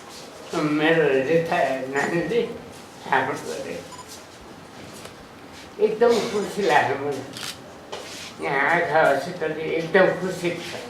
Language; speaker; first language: Nepali; non-native, local second language; Newari